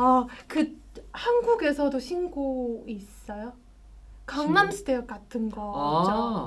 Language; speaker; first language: Korean; non-native, learner; Chinese